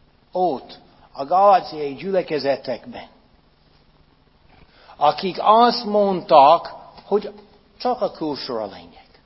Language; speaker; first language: Hungarian; non-native, fluent; English